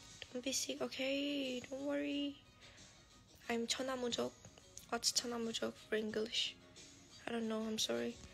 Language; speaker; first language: English; non-native, learner; Korean